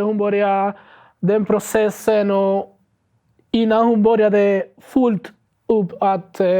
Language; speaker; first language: Swedish; non-native, learner; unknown